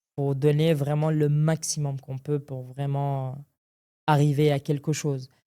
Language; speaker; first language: French; non-native, fluent; Arabic